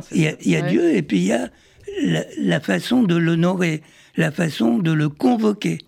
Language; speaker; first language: French; early bilingual, other home language; Arabic